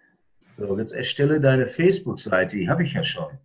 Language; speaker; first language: German; native; German